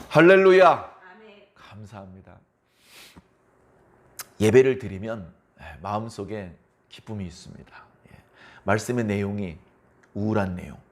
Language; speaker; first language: Korean; native; Korean